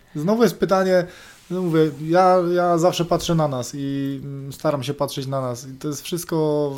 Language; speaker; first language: Polish; native; Polish